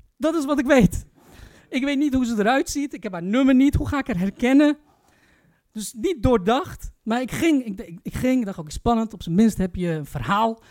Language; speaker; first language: Dutch; early bilingual, other home language; Turkish